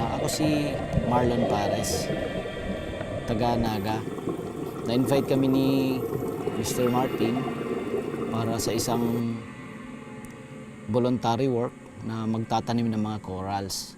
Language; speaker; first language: Filipino; non-native, local second language; Bikol